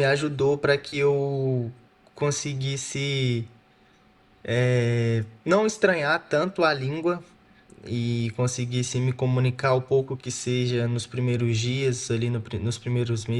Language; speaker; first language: Portuguese; native; Portuguese